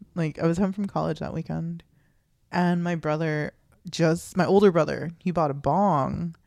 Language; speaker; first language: English; early bilingual, other home language; Filipino